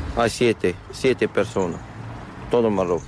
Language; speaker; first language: Spanish; non-native, learner; Arabic